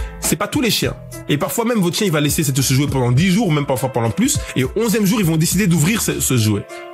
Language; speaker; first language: French; native; French